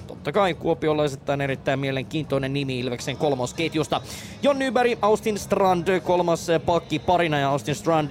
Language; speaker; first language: Finnish; native; Finnish